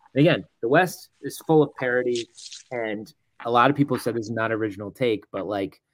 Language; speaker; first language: English; native; English